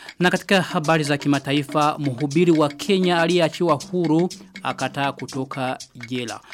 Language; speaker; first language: Swahili; non-native, local second language; Rundi